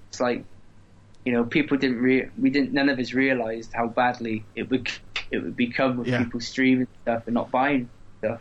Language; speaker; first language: English; native; English